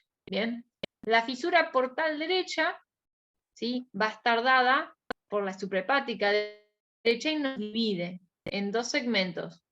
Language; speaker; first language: Spanish; native; Spanish